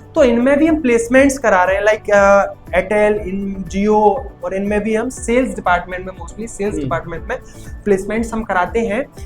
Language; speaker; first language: Hindi; native; Hindi